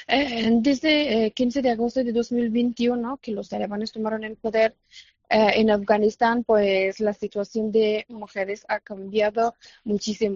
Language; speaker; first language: Spanish; non-native, fluent; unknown